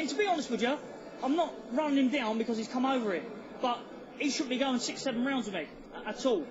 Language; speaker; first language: English; native; English